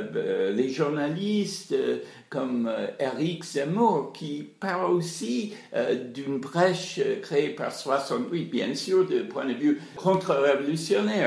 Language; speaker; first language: French; non-native, fluent; English